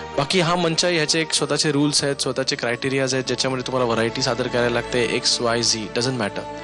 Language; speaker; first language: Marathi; native; Marathi